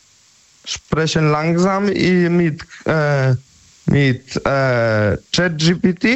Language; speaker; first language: German; non-native, learner; Polish